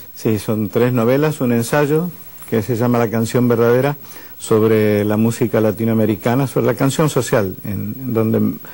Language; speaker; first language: Spanish; native; Spanish